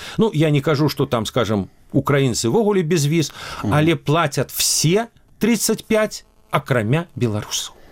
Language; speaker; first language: Belarusian; native; Belarusian